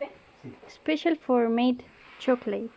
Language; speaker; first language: English; non-native, learner; Spanish